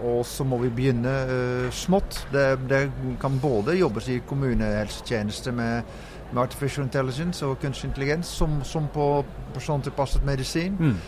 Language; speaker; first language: Norwegian; non-native, fluent; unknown